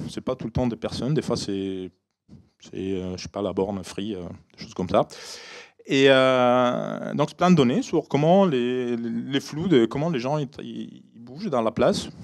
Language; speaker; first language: French; non-native, fluent; Italian